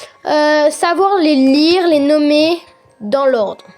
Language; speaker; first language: French; native; French